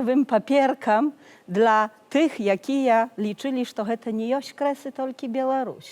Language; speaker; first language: Polish; non-native, learner; Belarusian